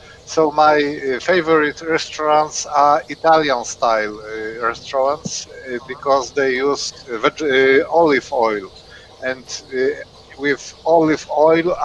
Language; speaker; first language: English; non-native, fluent; Polish